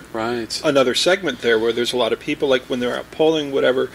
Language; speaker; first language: English; native; English